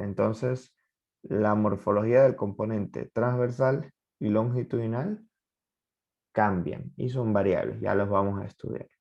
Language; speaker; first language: Spanish; native; Spanish